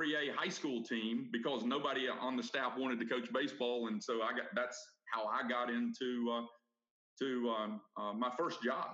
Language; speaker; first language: English; native; English